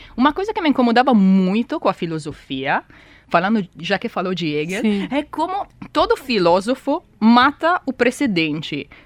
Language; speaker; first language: Portuguese; non-native, fluent; Italian